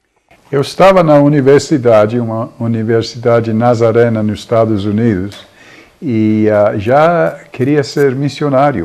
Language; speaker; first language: Portuguese; non-native, fluent; English